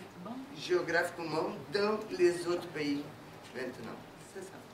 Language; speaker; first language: French; non-native, fluent; Portuguese